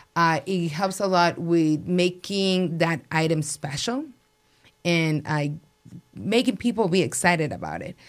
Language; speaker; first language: English; non-native, fluent; Spanish